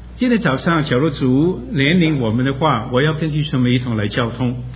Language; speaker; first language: Chinese; non-native, local second language; Wu Chinese